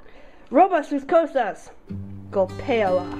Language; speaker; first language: Spanish; non-native, learner; English